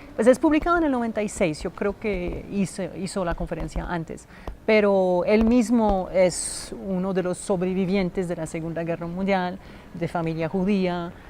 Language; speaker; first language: Spanish; non-native, fluent; English